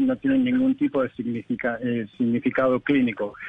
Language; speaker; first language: Spanish; native; Spanish